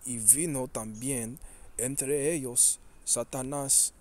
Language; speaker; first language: Spanish; early bilingual, heritage; Spanish